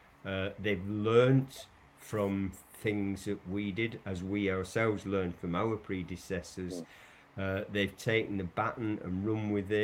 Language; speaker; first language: English; native; English